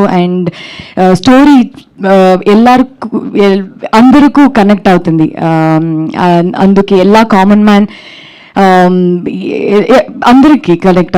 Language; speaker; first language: Telugu; non-native, learner; Kannada